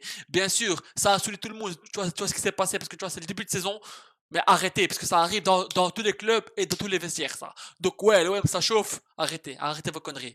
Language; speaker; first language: French; native; French